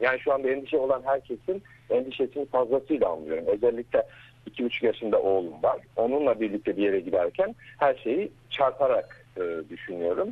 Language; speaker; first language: Turkish; native; Turkish